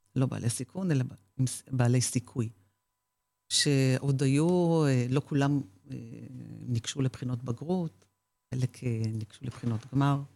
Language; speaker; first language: Hebrew; native; Hebrew